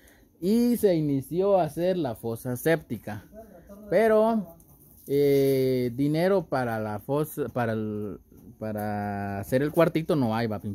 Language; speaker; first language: Spanish; native; Spanish